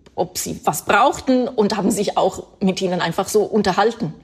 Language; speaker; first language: German; non-native, fluent; Italian